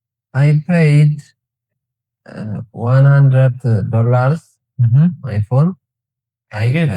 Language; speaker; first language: English; non-native, learner; Tigrinya